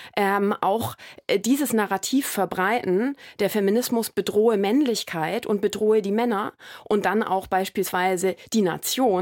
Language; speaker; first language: German; native; German